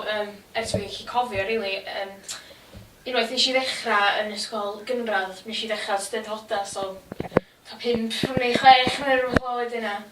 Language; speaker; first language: Welsh; native; Welsh